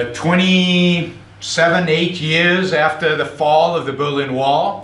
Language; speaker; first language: English; non-native, fluent; Hebrew